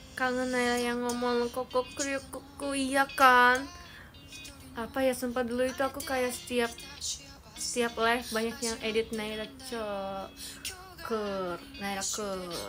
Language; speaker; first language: Indonesian; non-native, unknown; Japanese